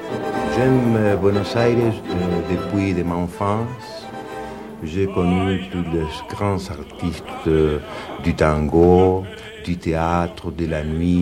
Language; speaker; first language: French; non-native, fluent; Spanish